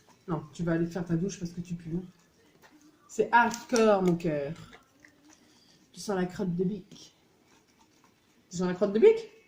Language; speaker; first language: French; native; French